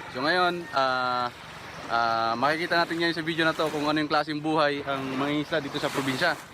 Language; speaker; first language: Filipino; non-native, local second language; Cebuano